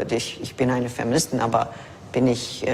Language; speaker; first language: German; non-native, fluent; English